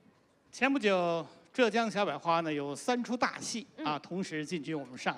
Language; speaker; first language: Chinese; native; Chinese